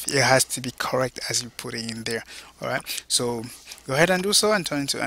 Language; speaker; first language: English; non-native, fluent; French